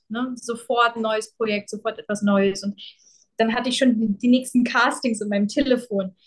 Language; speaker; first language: German; early bilingual, other home language; Russian